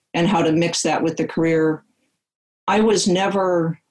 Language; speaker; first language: English; native; English